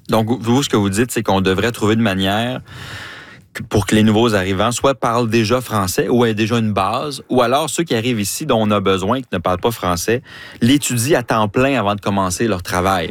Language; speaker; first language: French; native; French